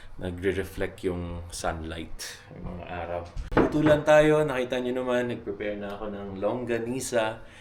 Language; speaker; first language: Filipino; non-native, local second language; Hiligaynon